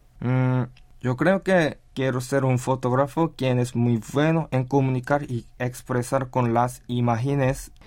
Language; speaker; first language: Spanish; non-native, learner; Korean